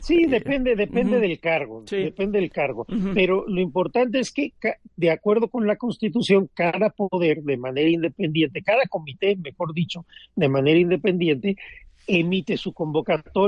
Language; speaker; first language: Spanish; native; Spanish